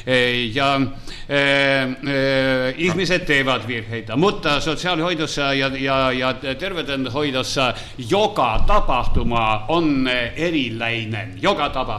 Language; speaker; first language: Finnish; non-native, learner; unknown